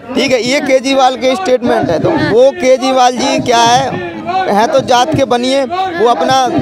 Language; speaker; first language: Hindi; native; Hindi